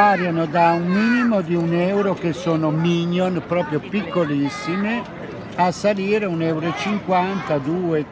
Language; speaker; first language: Italian; native; Italian